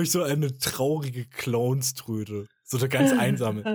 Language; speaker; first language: German; native; German